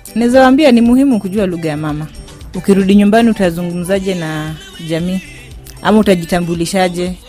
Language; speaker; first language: Swahili; non-native, local second language; Luo (Kenya and Tanzania)